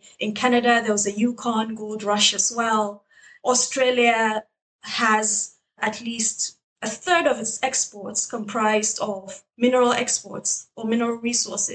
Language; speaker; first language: English; non-native, local second language; Hausa